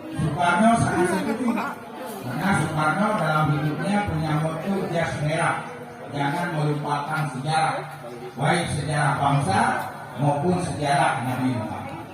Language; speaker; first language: Malay; non-native, local second language; Achinese